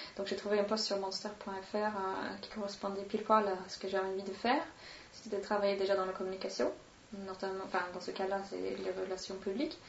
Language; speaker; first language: French; non-native, fluent; Swedish